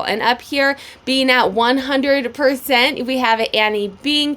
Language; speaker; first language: English; native; English